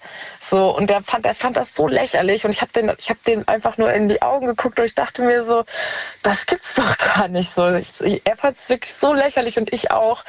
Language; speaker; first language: German; native; German